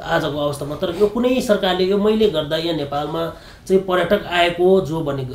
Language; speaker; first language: Nepali; non-native, local second language; Sherpa